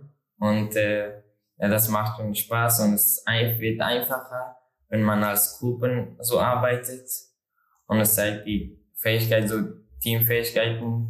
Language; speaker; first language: German; non-native, learner; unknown